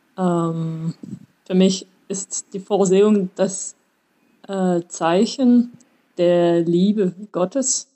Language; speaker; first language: German; non-native, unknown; French